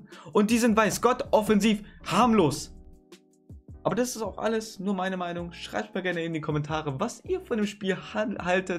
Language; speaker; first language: German; native; German